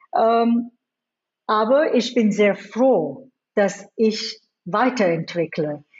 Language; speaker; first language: German; non-native, fluent; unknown